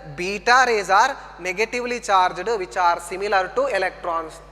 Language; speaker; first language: English; non-native, local second language; Kannada